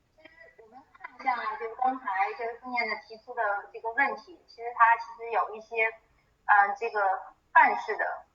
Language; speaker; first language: Chinese; native; Chinese